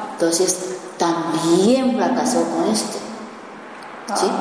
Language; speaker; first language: Spanish; non-native, learner; Japanese